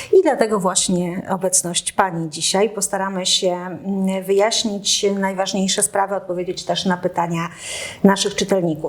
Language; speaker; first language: Polish; native; Polish